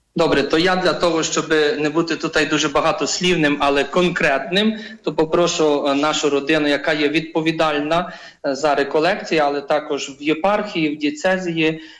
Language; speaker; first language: Ukrainian; non-native, fluent; Polish